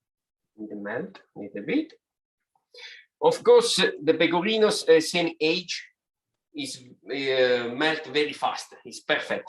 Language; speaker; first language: English; non-native, learner; Italian